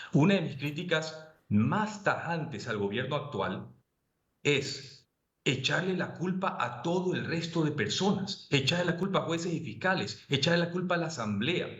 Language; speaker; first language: Spanish; native; Spanish